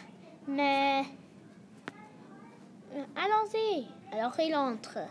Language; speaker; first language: French; non-native, learner; English